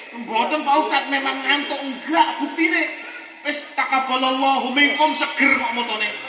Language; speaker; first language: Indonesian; non-native, local second language; Javanese